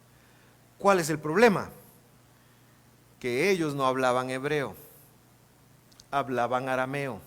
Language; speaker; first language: Spanish; native; Spanish